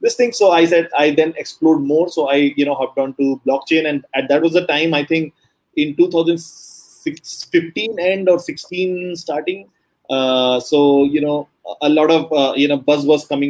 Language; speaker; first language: English; non-native, local second language; Hindi